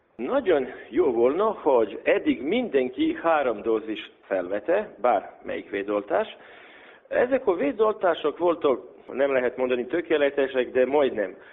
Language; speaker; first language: Hungarian; non-native, local second language; Serbian